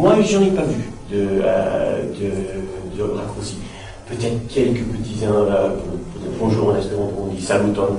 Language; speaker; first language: French; non-native, fluent; English